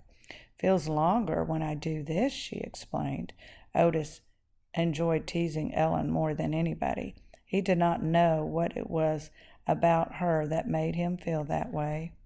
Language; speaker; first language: English; native; English